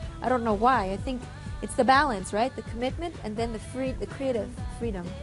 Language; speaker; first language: English; native; English